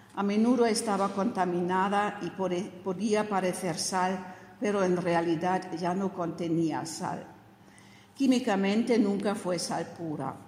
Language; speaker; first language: Spanish; non-native, fluent; German